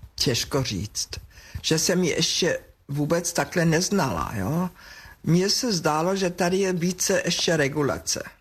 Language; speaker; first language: Czech; non-native, fluent; German